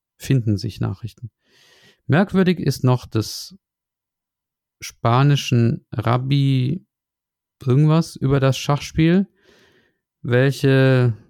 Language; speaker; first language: German; native; German